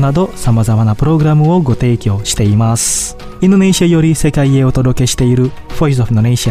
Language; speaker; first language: Japanese; non-native, fluent; Indonesian